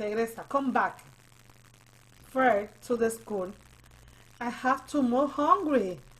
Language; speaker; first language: English; non-native, learner; Spanish